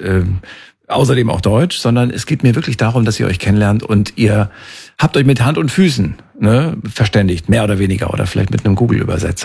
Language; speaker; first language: German; native; German